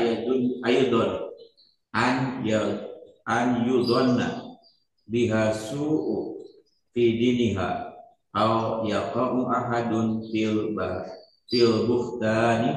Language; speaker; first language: Arabic; non-native, learner; Indonesian